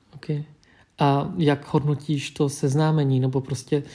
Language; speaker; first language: Czech; early bilingual, other home language; Vietnamese